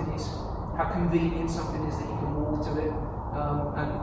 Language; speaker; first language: English; native; English